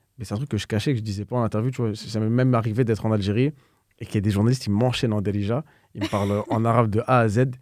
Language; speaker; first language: French; native; French